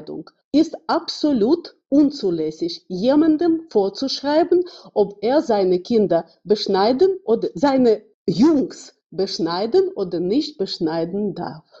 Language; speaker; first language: German; non-native, fluent; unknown